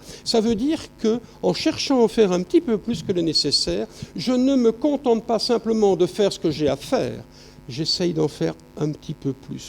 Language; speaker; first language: French; native; French